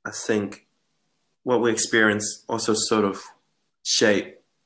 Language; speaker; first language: English; non-native, local second language; Cantonese